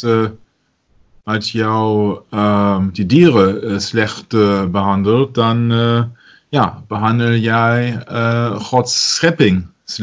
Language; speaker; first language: Dutch; non-native, learner; German